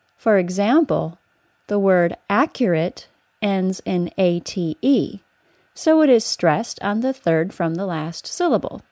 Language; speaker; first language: English; native; English